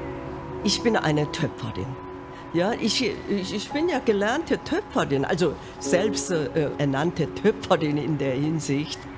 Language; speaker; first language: German; non-native, fluent; Korean